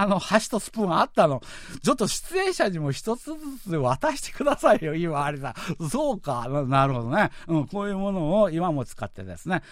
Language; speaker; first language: Japanese; non-native, fluent; Korean